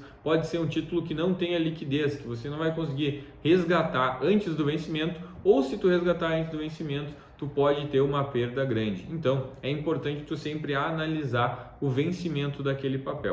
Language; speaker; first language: Portuguese; native; Portuguese